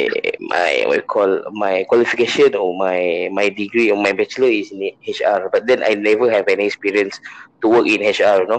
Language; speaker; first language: English; non-native, local second language; Malay